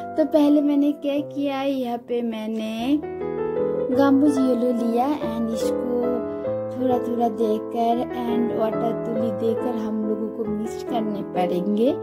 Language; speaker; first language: Hindi; non-native, local second language; Bangla